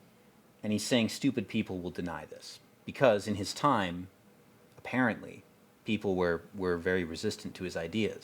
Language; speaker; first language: English; native; English